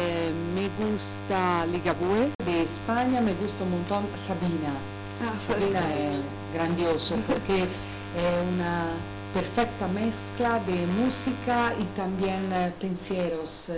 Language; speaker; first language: Spanish; non-native, learner; Italian